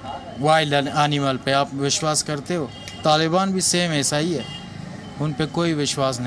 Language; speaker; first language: Hindi; non-native, fluent; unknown